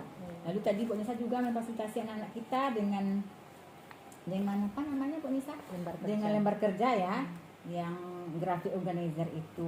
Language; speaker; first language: Indonesian; native; Indonesian